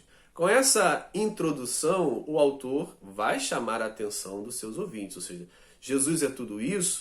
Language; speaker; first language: Portuguese; native; Portuguese